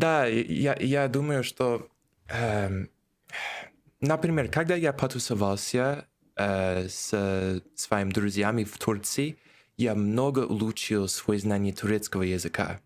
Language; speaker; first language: Russian; non-native, learner; English